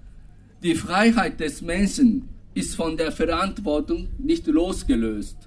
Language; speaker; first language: German; non-native, fluent; Japanese